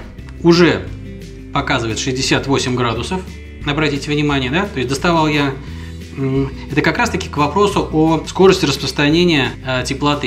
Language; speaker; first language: Russian; native; Russian